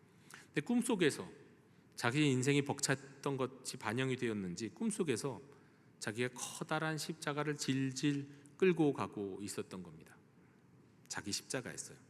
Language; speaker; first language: Korean; native; Korean